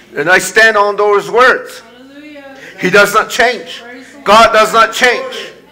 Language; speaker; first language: English; non-native, local second language; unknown